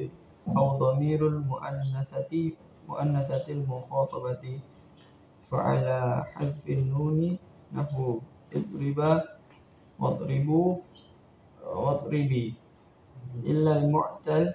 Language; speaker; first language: Arabic; non-native, learner; Indonesian